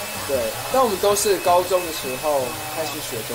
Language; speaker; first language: Chinese; non-native, fluent; English